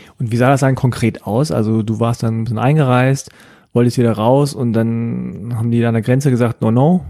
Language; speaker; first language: German; early bilingual, heritage; German